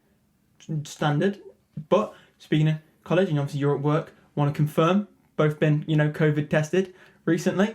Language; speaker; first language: English; native; English